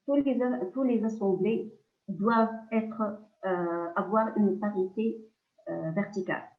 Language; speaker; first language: French; non-native, local second language; Arabic